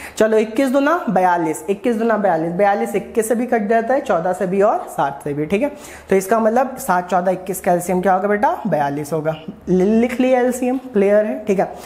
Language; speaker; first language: Hindi; native; Hindi